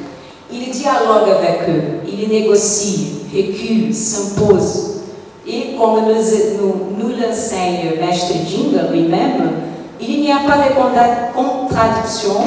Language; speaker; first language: French; non-native, fluent; Portuguese